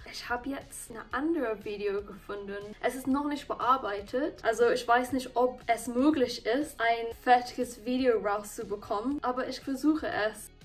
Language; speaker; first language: German; non-native, fluent; English